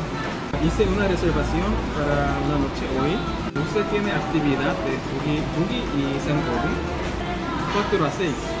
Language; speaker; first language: Spanish; non-native, learner; Korean